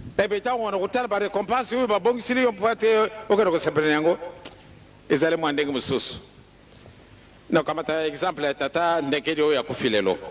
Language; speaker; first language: Lingala; non-native, local second language; Kituba (Democratic Republic of Congo)